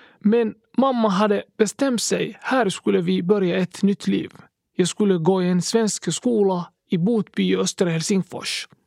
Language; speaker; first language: Swedish; early bilingual, other home language; Somali